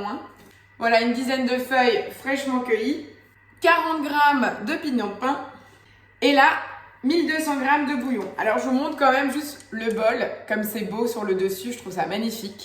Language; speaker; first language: French; native; French